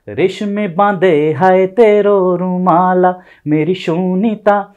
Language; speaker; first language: Hindi; native; Hindi